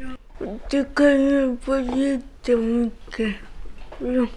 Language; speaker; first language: Swedish; non-native, learner; Somali